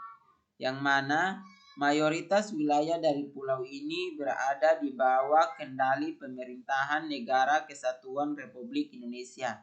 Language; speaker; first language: Indonesian; native; Indonesian